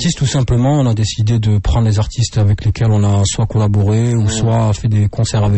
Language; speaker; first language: French; native; French